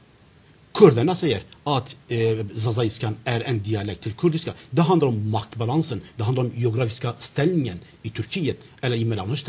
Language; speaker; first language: Swedish; non-native, fluent; Zaza